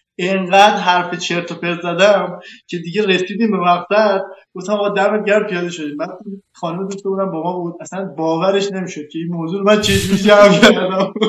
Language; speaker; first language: Persian; native; Persian